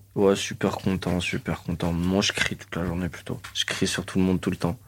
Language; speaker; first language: French; native; French